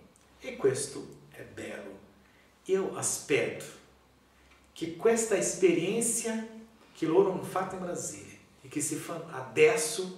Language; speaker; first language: Italian; non-native, learner; Portuguese